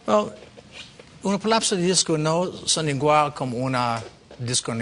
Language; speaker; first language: Spanish; non-native, learner; English